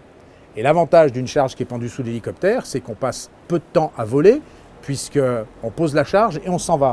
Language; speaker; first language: French; native; French